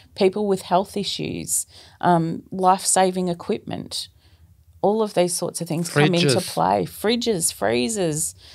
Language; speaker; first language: English; native; English